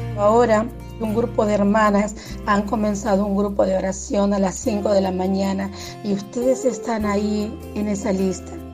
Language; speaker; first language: Spanish; early bilingual, other home language; Quechua